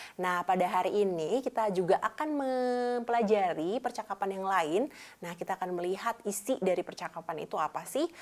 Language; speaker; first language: Indonesian; native; Indonesian